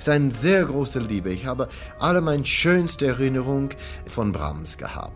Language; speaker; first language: German; non-native, fluent; English